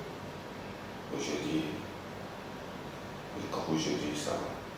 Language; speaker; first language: French; non-native, local second language; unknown